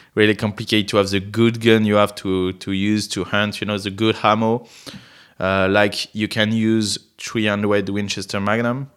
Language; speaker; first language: English; non-native, fluent; French